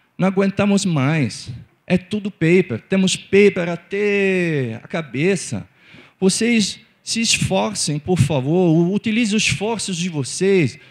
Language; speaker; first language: Portuguese; non-native, fluent; Italian